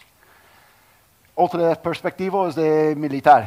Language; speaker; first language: Spanish; non-native, learner; English